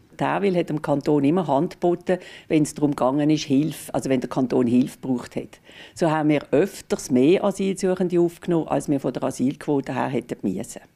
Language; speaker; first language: German; native; German